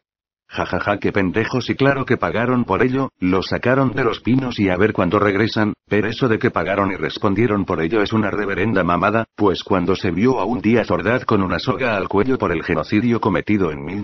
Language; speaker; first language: Spanish; native; Spanish